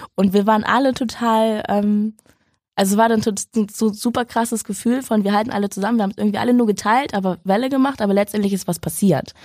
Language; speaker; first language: German; native; German